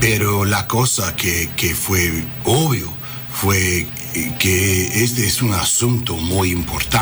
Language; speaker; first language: Spanish; non-native, learner; English